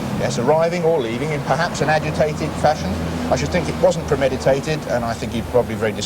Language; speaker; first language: English; native; English